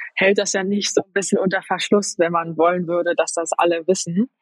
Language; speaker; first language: German; native; German